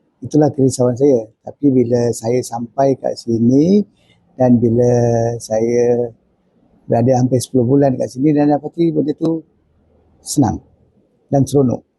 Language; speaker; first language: Malay; non-native, local second language; Tamil